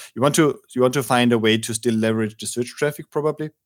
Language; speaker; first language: English; non-native, fluent; German